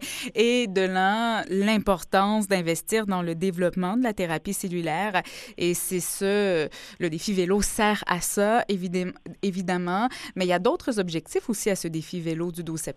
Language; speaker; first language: French; native; French